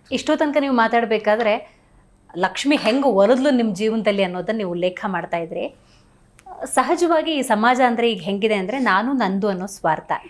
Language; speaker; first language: Kannada; native; Kannada